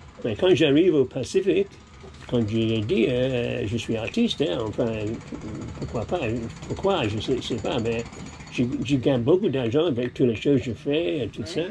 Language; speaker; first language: French; non-native, learner; English